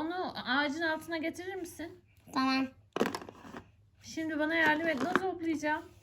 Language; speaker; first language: Turkish; native; Turkish